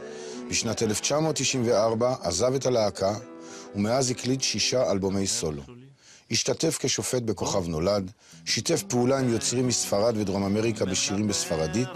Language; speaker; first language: Hebrew; native; Hebrew